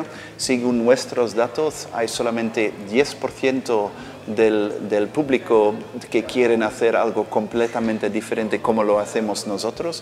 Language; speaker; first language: Spanish; non-native, fluent; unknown